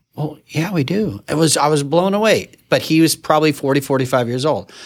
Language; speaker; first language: English; native; English